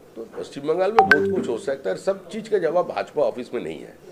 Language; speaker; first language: Hindi; non-native, local second language; Bangla